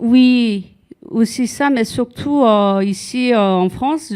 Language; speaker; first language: French; non-native, fluent; Korean